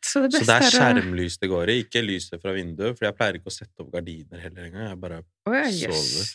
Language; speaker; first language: Norwegian; early bilingual, other home language; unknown